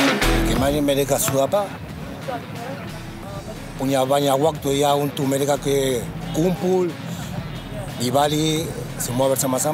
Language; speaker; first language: Indonesian; non-native, fluent; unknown